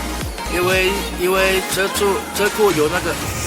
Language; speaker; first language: Chinese; non-native, learner; Indonesian